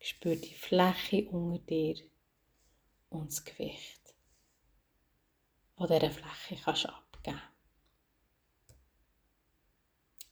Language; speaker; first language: German; native; German